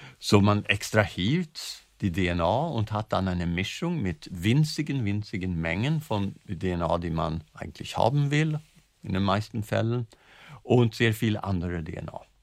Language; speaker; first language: German; non-native, fluent; Swedish